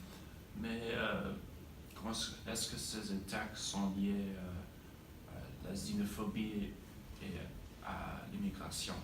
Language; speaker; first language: French; non-native, learner; English